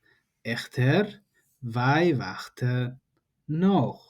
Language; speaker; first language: Dutch; non-native, fluent; Tigrinya